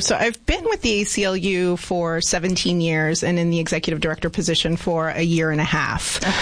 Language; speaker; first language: English; early bilingual, other home language; Spanish